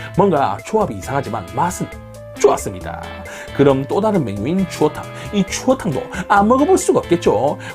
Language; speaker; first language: Korean; native; Korean